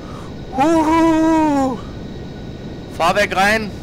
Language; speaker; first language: German; native; German